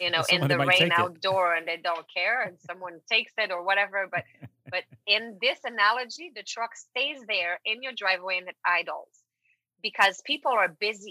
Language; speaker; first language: English; non-native, fluent; French